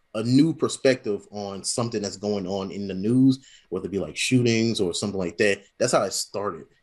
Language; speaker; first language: English; native; English